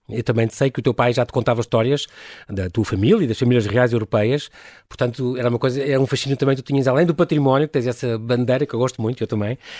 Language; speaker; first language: Portuguese; native; Portuguese